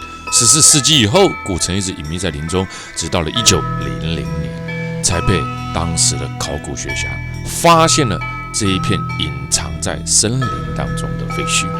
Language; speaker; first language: Chinese; native; Chinese